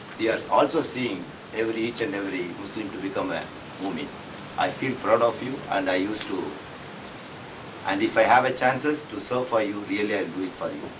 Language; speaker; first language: English; non-native, local second language; Tamil